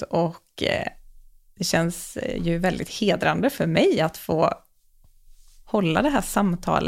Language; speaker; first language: Swedish; native; Swedish